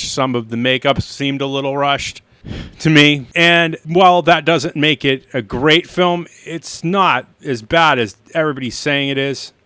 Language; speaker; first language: English; native; English